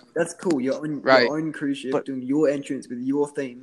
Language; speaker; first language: English; native; English